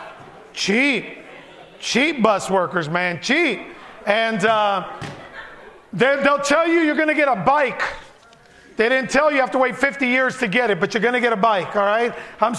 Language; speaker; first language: English; early bilingual, other home language; Spanish